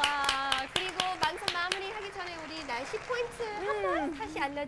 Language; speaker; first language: Korean; non-native, fluent; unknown